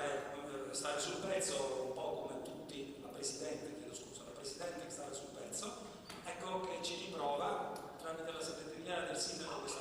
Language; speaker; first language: Italian; native; Italian